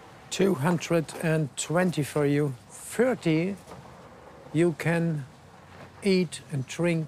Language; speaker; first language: English; non-native, learner; German